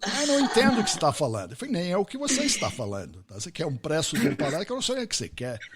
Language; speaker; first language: Portuguese; non-native, fluent; English